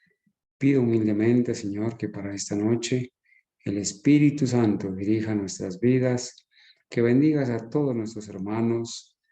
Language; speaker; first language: Spanish; native; Spanish